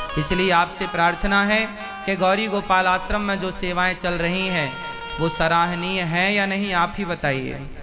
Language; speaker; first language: Hindi; native; Hindi